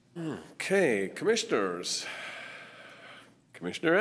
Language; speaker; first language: English; native; English